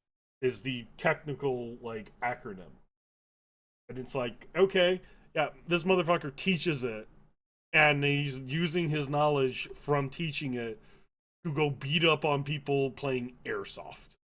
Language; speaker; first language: English; native; English